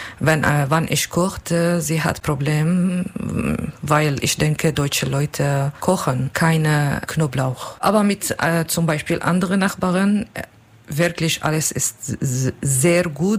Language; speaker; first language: German; non-native, learner; Kurdish